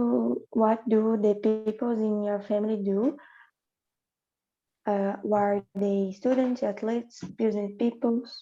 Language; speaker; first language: English; non-native, learner; Portuguese